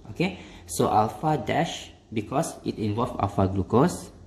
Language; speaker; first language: English; non-native, local second language; Malay